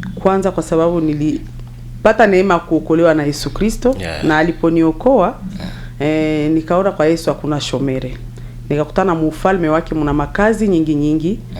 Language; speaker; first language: Swahili; native; Swahili